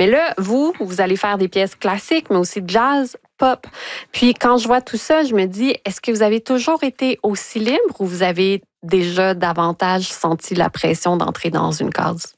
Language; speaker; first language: French; native; French